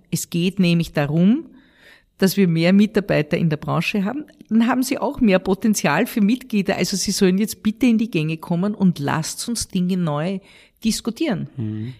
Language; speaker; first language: German; native; German